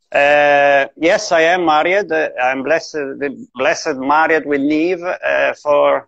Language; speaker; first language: English; non-native, fluent; Italian